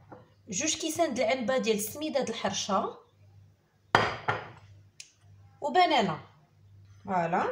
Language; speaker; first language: Arabic; native; Arabic